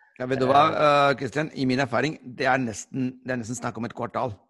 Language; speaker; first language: Norwegian; non-native, fluent; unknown